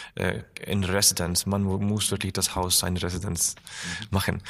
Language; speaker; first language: German; non-native, learner; Icelandic